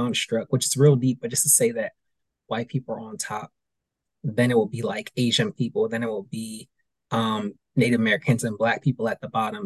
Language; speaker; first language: English; native; English